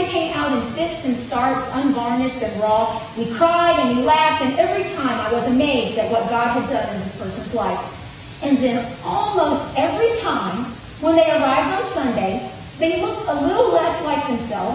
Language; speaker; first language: English; native; English